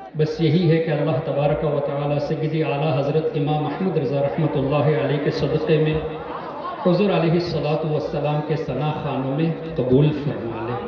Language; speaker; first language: Urdu; non-native, local second language; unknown